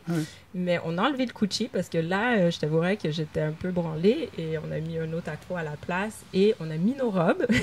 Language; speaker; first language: French; native; French